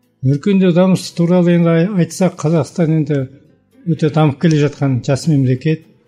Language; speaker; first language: Kazakh; early bilingual, heritage; Kazakh